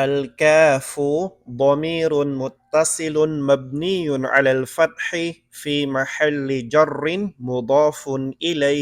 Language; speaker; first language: Arabic; non-native, fluent; Filipino